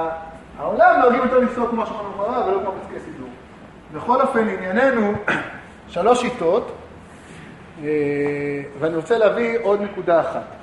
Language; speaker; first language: Hebrew; native; Hebrew